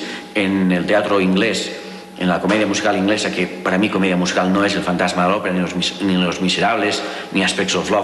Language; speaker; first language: Spanish; native; Spanish